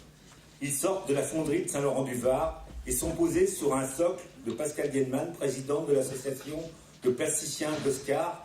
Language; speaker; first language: French; native; French